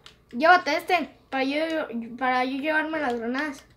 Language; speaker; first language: Spanish; native; Spanish